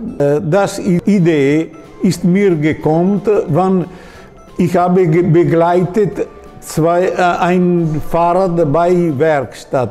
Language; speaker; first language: German; non-native, learner; Italian